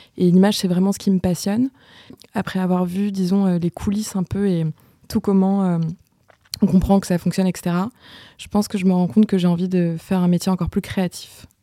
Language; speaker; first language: French; native; French